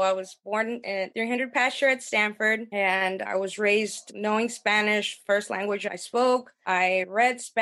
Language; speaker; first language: English; early bilingual, other home language; Spanish